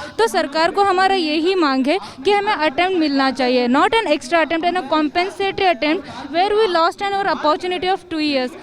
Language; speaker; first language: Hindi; non-native, local second language; Kannada